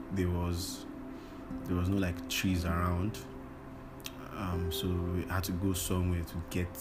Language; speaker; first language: English; non-native, local second language; Yoruba